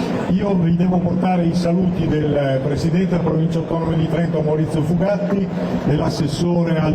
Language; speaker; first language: Italian; native; Italian